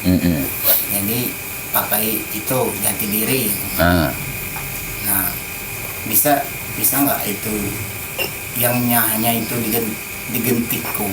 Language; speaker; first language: Indonesian; non-native, local second language; Javanese